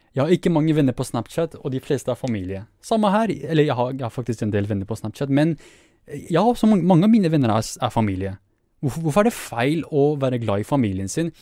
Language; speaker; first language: Norwegian; early bilingual, other home language; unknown